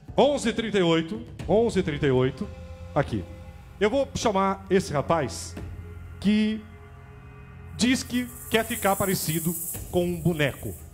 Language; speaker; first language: Portuguese; native; Portuguese